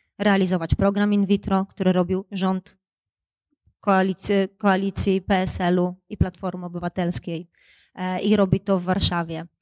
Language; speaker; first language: Polish; native; Polish